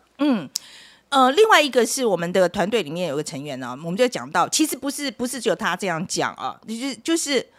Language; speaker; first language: Chinese; native; Chinese